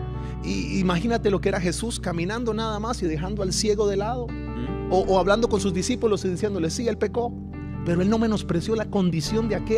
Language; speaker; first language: Spanish; native; Spanish